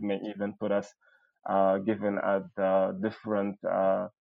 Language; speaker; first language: English; non-native, fluent; Arabic